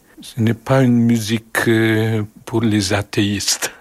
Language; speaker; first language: French; non-native, learner; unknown